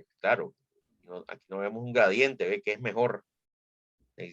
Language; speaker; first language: Spanish; native; Spanish